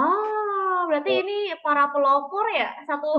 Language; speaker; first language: Indonesian; native; Indonesian